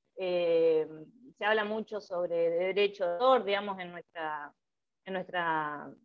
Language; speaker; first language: Spanish; native; Spanish